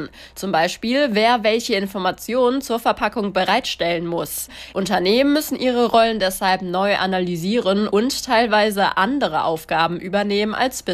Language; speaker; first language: German; native; German